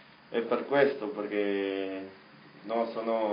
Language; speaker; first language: Italian; non-native, learner; Spanish